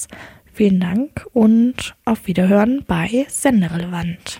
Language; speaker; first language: German; native; German